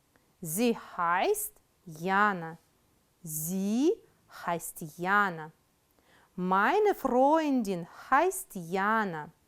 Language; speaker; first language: German; non-native, fluent; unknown